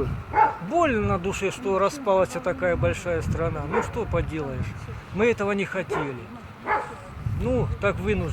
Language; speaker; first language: Russian; native; Russian